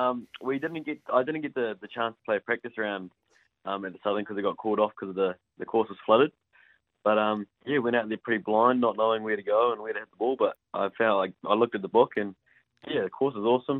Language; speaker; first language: English; native; English